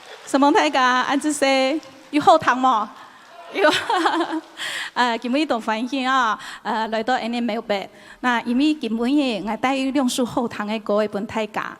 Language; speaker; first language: Chinese; native; Chinese